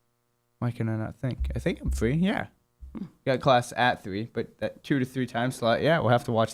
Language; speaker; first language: English; native; English